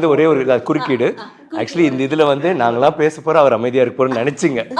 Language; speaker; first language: Tamil; native; Tamil